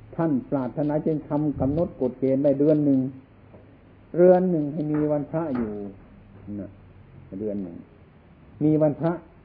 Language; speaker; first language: Thai; non-native, local second language; Northeastern Thai